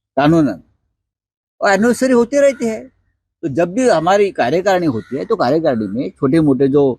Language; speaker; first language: Hindi; non-native, local second language; Marathi